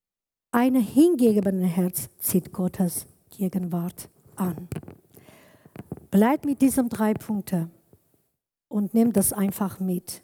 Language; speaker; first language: German; non-native, learner; Kurdish